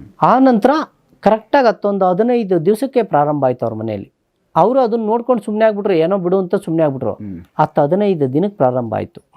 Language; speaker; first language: Kannada; native; Kannada